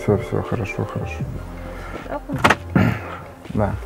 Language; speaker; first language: Russian; native; Russian